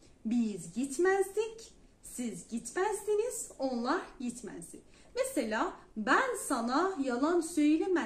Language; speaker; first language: Turkish; non-native, fluent; Persian